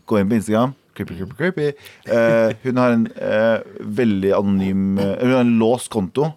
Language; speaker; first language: Norwegian; early bilingual, other home language; Kurdish